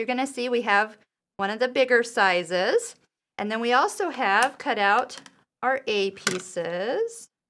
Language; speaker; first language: English; native; English